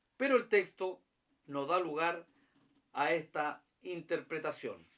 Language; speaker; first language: Spanish; native; Spanish